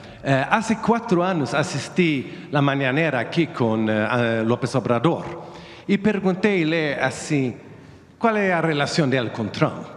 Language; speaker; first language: Spanish; non-native, fluent; Swedish